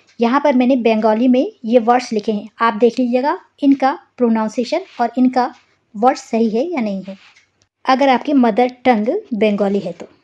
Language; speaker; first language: Hindi; native; Hindi